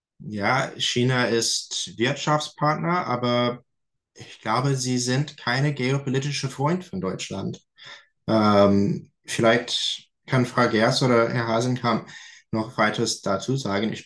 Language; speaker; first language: German; non-native, fluent; English